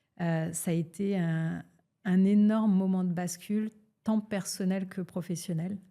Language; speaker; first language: French; early bilingual, other home language; Portuguese